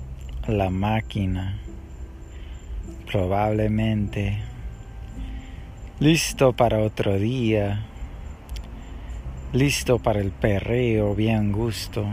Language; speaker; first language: Spanish; non-native, learner; English